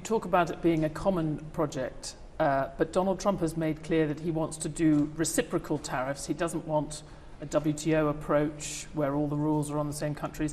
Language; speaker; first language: English; native; English